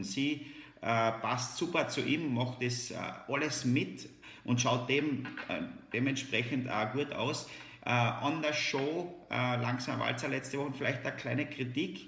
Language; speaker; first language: German; native; German